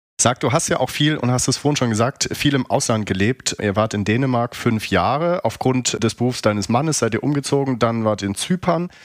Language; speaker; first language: German; native; German